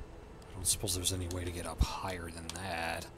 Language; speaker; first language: English; native; English